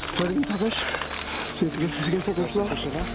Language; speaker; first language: French; native; French